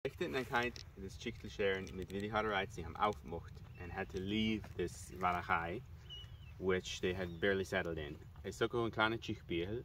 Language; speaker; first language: German; native; German